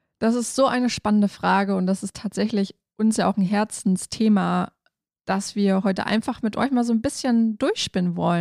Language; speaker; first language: German; native; German